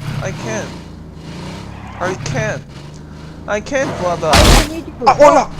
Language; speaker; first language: English; non-native, learner; Korean